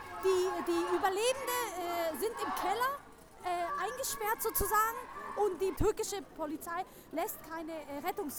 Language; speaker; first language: German; early bilingual, other home language; Kurdish